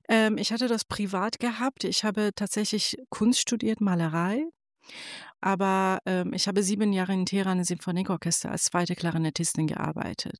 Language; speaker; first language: German; non-native, fluent; Persian